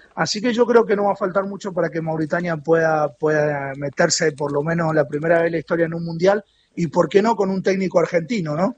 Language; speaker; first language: Spanish; native; Spanish